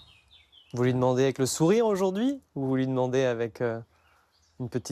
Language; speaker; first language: French; native; French